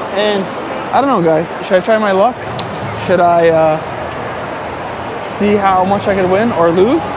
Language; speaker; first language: English; native; English